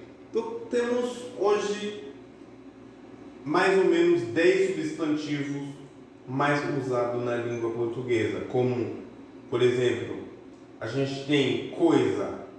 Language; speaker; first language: Portuguese; non-native, fluent; Haitian Creole